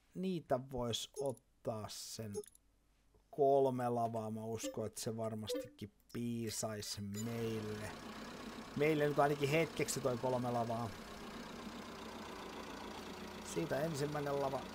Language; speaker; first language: Finnish; native; Finnish